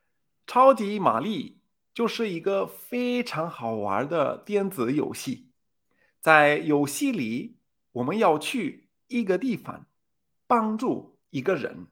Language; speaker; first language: Chinese; non-native, fluent; Spanish